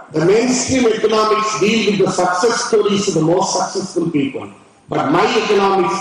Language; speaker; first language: English; non-native, local second language; Telugu